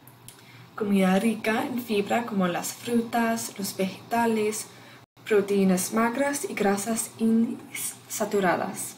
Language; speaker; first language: Spanish; non-native, fluent; English